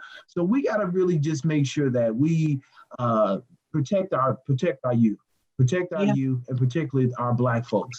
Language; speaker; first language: English; native; English